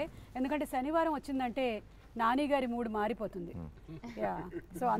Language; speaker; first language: Telugu; native; Telugu